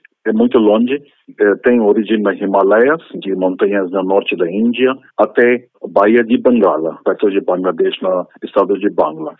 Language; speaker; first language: Portuguese; non-native, fluent; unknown